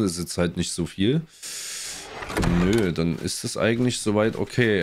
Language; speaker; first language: German; native; German